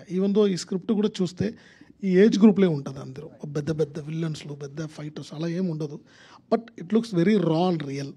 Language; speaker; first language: Telugu; non-native, learner; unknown